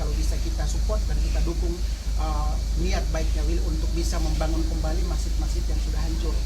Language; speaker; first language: Indonesian; native; Indonesian